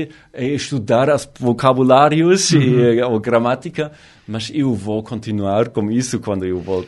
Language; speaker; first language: Portuguese; non-native, learner; German